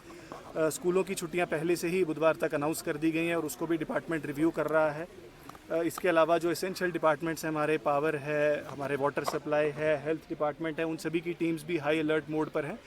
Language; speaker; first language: Hindi; native; Hindi